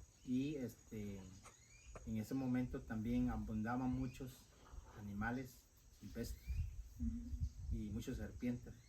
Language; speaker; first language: Spanish; non-native, local second language; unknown